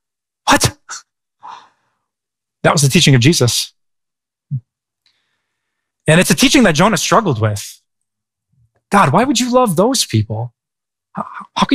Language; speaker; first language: English; native; English